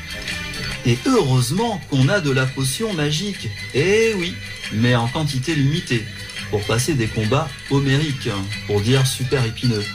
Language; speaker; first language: French; native; French